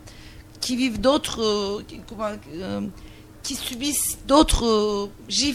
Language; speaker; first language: French; non-native, learner; Turkish